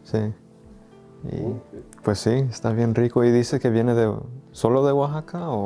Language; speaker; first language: Spanish; early bilingual, heritage; English